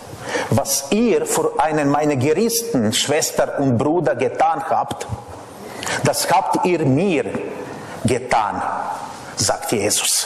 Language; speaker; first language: German; non-native, fluent; Serbian